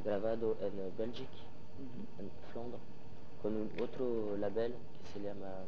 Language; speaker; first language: Spanish; non-native, learner; French